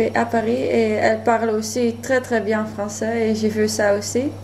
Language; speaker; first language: French; non-native, learner; Dutch